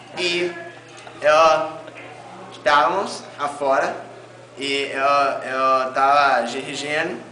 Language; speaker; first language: Portuguese; non-native, learner; English